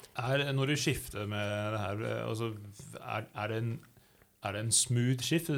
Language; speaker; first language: Norwegian; non-native, fluent; English